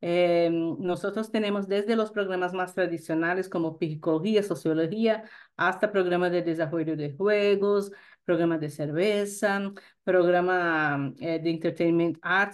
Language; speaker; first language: Spanish; non-native, fluent; Portuguese